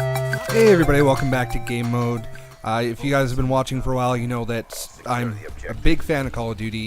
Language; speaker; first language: English; native; English